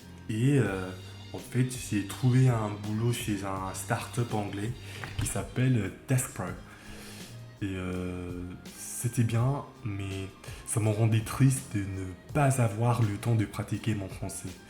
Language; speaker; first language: French; non-native, fluent; English